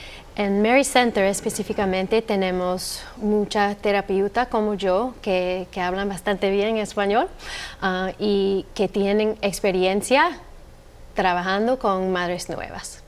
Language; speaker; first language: Spanish; non-native, fluent; English